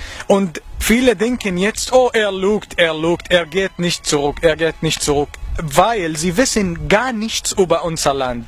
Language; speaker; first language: German; non-native, learner; Arabic